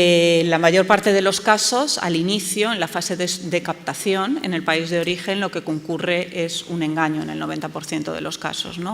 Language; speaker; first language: Spanish; native; Spanish